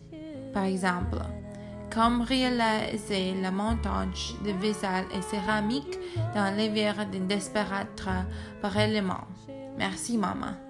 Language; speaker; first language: French; non-native, learner; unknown